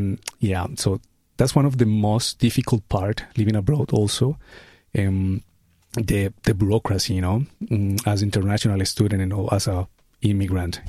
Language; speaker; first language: English; non-native, fluent; Spanish